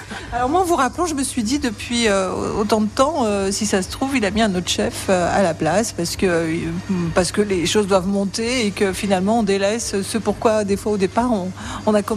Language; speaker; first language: French; native; French